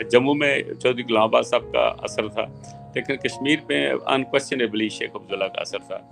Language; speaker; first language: Urdu; native; Urdu